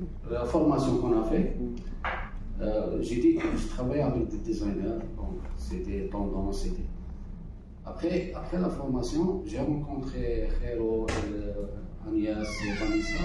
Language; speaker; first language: French; non-native, local second language; Arabic